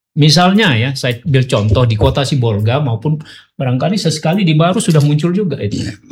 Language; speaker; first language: Indonesian; non-native, local second language; Minangkabau